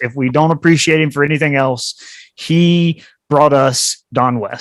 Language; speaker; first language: English; native; English